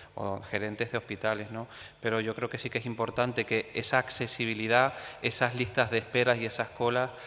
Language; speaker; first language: Spanish; native; Spanish